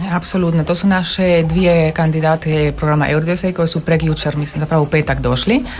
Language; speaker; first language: Croatian; non-native, fluent; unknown